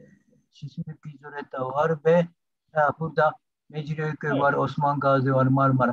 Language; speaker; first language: Turkish; non-native, learner; Japanese